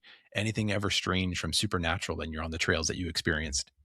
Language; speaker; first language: English; native; English